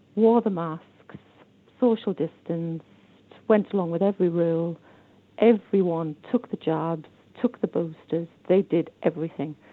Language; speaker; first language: English; native; English